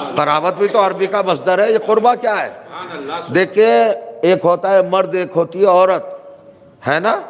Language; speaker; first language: Urdu; native; Urdu